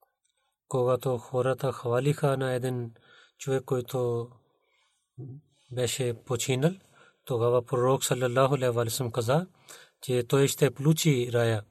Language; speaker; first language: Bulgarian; non-native, learner; Urdu